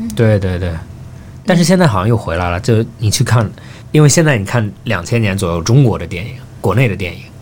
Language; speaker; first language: Chinese; early bilingual, heritage; Chinese